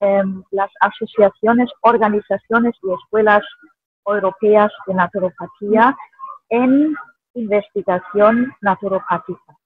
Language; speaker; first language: Spanish; non-native, fluent; German